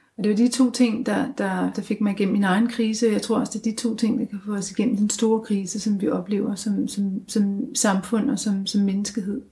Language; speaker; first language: Danish; native; Danish